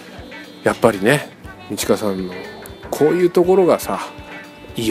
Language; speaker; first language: Japanese; native; Japanese